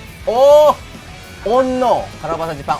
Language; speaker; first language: Indonesian; non-native, fluent; Japanese